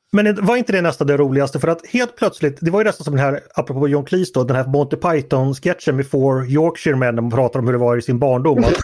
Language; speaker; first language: Swedish; native; Swedish